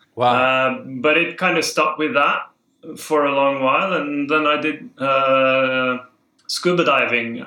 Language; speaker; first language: English; non-native, fluent; Norwegian